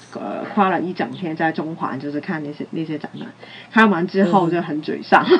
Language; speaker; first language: Chinese; non-native, local second language; Cantonese